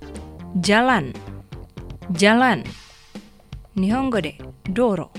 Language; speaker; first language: Japanese; non-native, fluent; Indonesian